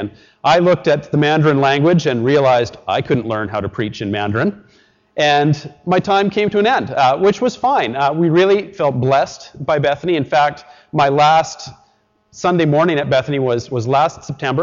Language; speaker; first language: English; native; English